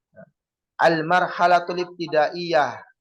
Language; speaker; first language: Arabic; non-native, fluent; Indonesian